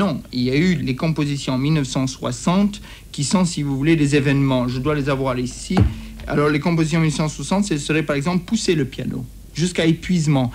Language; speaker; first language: French; native; French